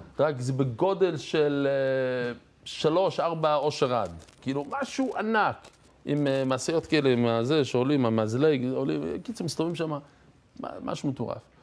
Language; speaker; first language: Hebrew; non-native, fluent; English